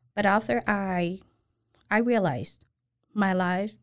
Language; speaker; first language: English; non-native, learner; Thai